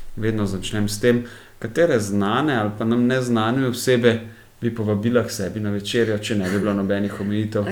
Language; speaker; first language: Slovenian; native; Slovenian